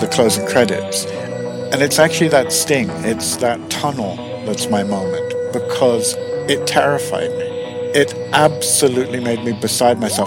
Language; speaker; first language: English; native; English